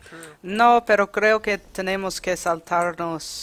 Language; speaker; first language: Spanish; non-native, learner; English